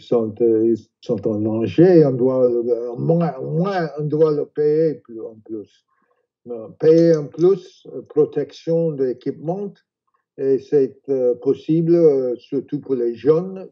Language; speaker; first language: French; non-native, fluent; English